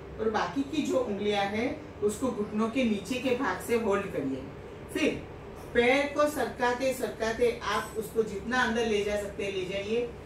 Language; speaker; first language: Hindi; non-native, local second language; Gujarati